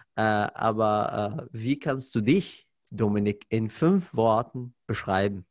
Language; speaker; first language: German; non-native, fluent; Arabic